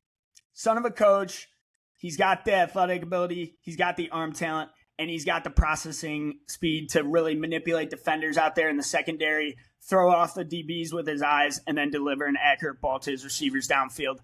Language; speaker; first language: English; native; English